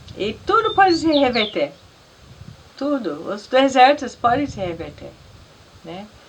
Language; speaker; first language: Portuguese; non-native, fluent; English